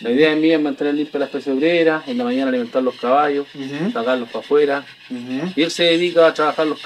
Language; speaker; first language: Spanish; native; Spanish